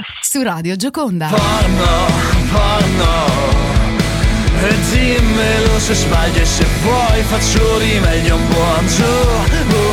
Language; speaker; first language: Italian; native; Italian